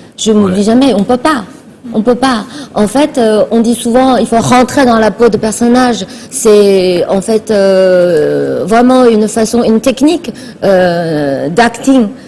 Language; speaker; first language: French; non-native, fluent; Chinese